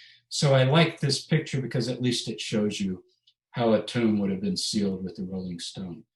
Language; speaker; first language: English; native; English